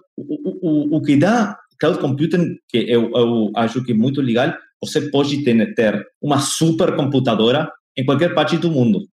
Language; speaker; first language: Portuguese; non-native, fluent; Spanish